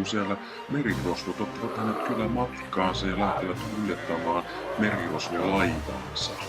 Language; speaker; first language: Finnish; native; Finnish